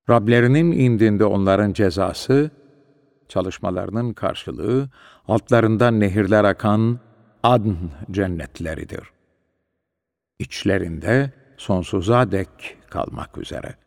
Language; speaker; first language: Turkish; native; Turkish